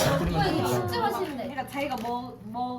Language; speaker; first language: Korean; native; Korean